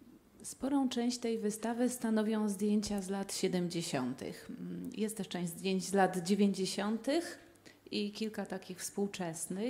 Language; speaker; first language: Polish; native; Polish